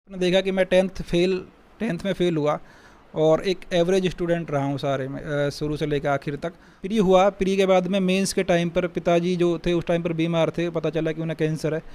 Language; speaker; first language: Hindi; native; Hindi